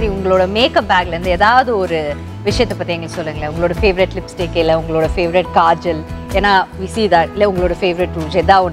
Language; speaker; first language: Tamil; native; Tamil